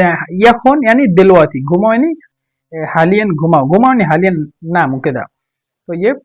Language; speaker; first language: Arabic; non-native, fluent; Bangla